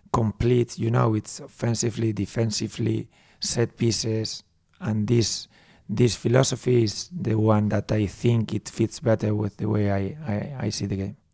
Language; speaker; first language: English; non-native, fluent; Spanish